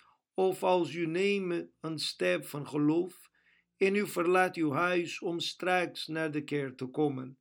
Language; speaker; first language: Dutch; non-native, fluent; Portuguese